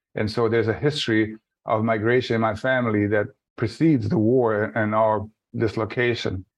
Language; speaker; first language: English; non-native, fluent; Bosnian